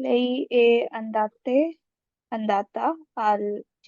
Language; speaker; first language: Italian; non-native, learner; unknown